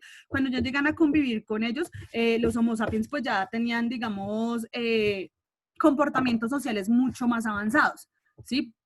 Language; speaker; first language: Spanish; native; Spanish